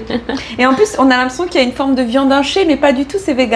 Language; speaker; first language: French; native; French